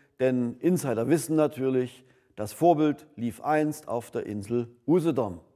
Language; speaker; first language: German; native; German